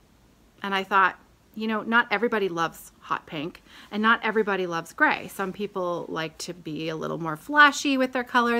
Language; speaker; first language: English; native; English